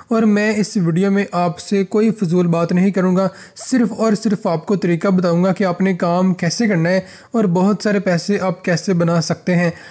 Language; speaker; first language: Urdu; native; Urdu